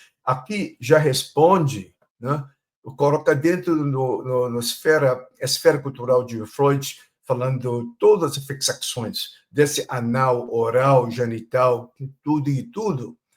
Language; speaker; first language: Portuguese; non-native, fluent; Chinese